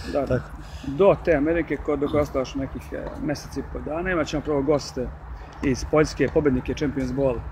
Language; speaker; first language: Serbian; native; Serbian